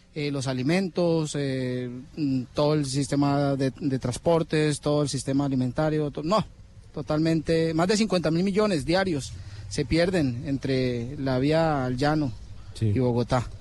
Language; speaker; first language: Spanish; native; Spanish